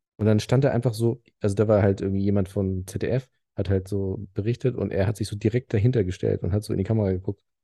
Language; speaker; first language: German; early bilingual, other home language; Arabic